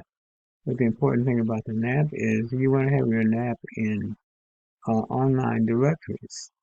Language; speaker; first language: English; native; English